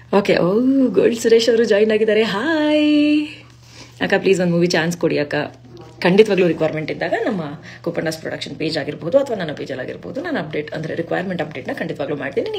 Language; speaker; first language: Kannada; non-native, local second language; Kodava